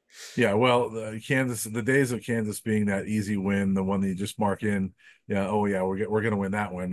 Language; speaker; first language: English; native; English